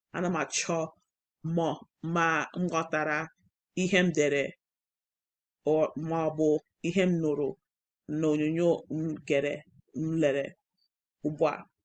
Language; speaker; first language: Igbo; non-native, learner; English